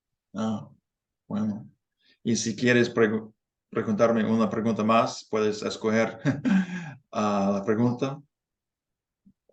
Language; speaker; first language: Spanish; non-native, fluent; English